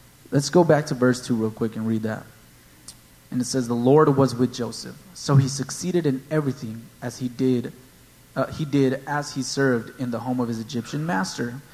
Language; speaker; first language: English; early bilingual, other home language; Spanish